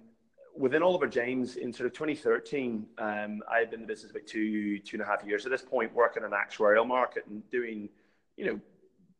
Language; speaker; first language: English; native; English